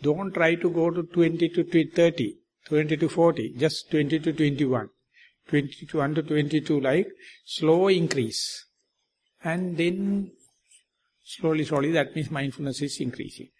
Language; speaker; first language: English; non-native, local second language; Sinhala